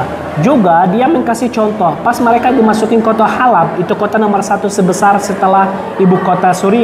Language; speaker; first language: Indonesian; non-native, fluent; Arabic